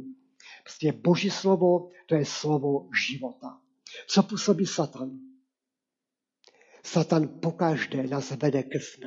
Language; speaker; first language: Czech; non-native, local second language; Polish